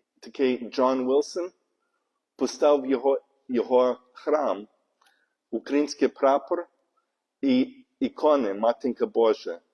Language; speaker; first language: Ukrainian; non-native, learner; English